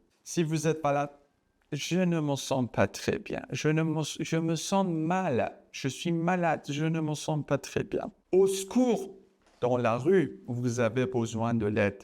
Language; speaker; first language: French; non-native, fluent; Persian